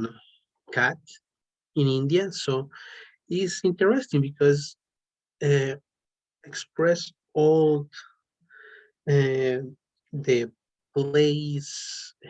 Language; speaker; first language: English; non-native, learner; Spanish